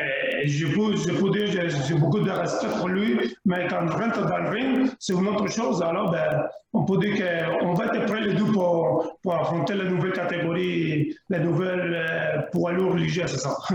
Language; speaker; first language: French; non-native, learner; Spanish